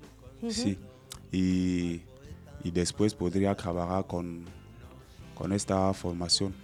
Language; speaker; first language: Spanish; non-native, learner; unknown